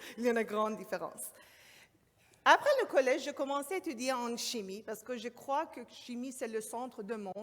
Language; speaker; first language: French; non-native, learner; Persian